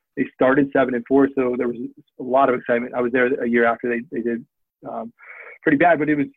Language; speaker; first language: English; native; English